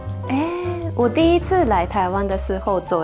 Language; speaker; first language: Chinese; non-native, fluent; Japanese